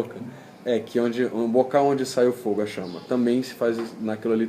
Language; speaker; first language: Portuguese; native; Portuguese